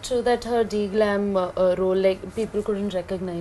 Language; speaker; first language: English; non-native, local second language; Hindi